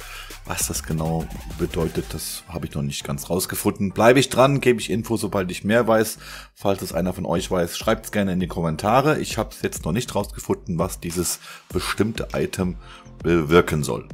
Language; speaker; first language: German; native; German